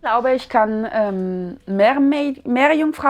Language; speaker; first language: German; non-native, learner; French